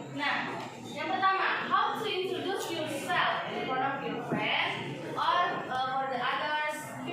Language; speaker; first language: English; non-native, learner; Indonesian